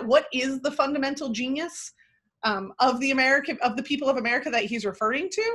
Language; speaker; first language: English; native; English